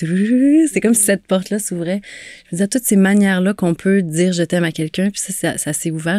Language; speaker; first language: French; native; French